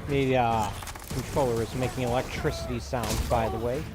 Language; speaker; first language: English; native; English